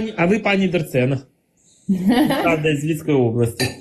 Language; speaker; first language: Ukrainian; non-native, local second language; Russian